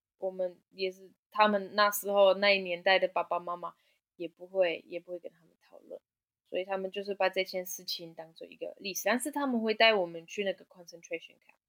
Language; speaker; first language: Chinese; non-native, fluent; German